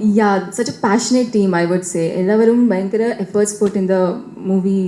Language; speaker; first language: Malayalam; non-native, learner; Tamil